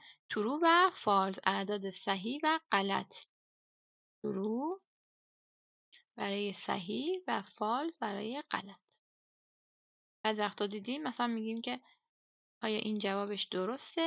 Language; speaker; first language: Persian; native; Persian